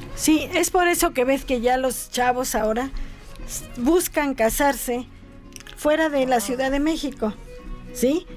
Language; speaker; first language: Spanish; native; Spanish